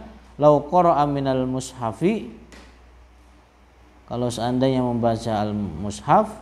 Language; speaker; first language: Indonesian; native; Indonesian